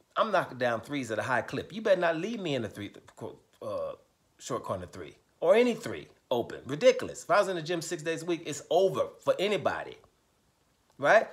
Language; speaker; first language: English; native; English